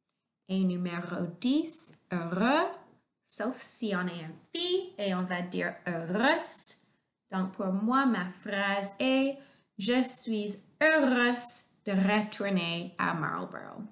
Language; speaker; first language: French; non-native, fluent; English